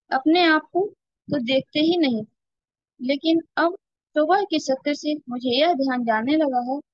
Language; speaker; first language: Hindi; native; Hindi